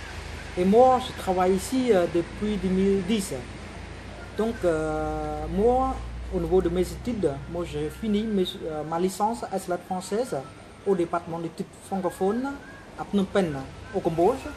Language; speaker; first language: French; non-native, fluent; Khmer